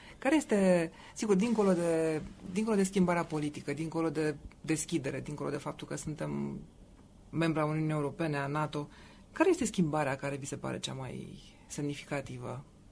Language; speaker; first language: Romanian; native; Romanian